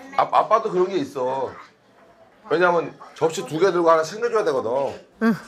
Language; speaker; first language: Korean; native; Korean